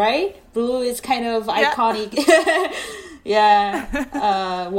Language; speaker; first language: English; non-native, learner; Korean